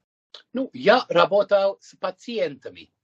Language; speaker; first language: Russian; non-native, learner; English